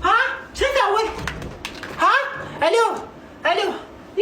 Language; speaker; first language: Arabic; native; Arabic